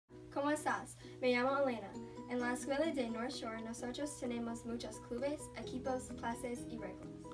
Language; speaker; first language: Spanish; non-native, learner; English